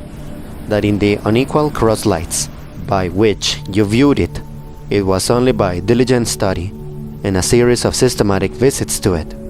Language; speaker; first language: English; non-native, fluent; Spanish